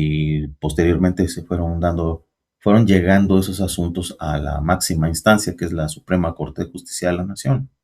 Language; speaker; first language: Spanish; native; Spanish